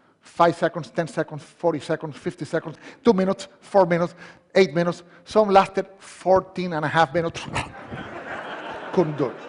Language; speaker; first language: English; non-native, fluent; Spanish